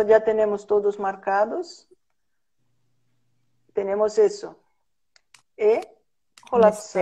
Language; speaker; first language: Spanish; non-native, fluent; Portuguese